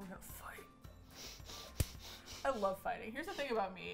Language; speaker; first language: English; native; English